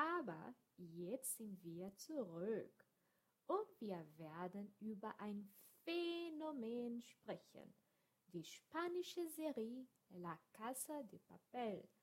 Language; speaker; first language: German; non-native, fluent; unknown